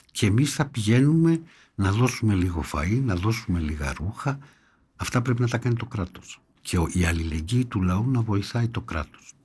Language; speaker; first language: Greek; native; Greek